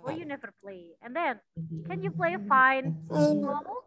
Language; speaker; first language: English; non-native, learner; Indonesian